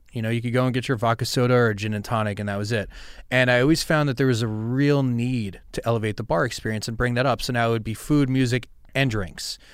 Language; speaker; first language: English; native; English